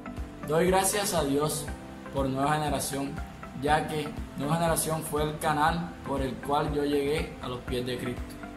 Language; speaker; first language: Spanish; native; Spanish